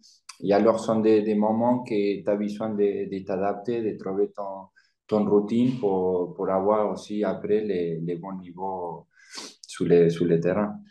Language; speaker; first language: French; non-native, fluent; Spanish